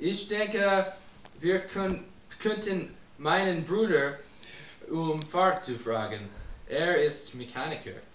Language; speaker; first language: German; non-native, learner; English